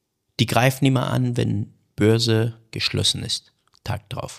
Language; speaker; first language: German; non-native, fluent; Persian